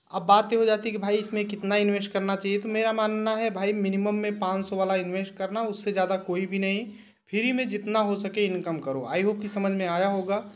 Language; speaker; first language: Hindi; native; Hindi